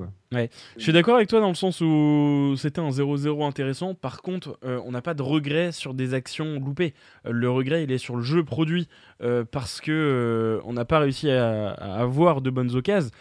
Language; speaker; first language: French; native; French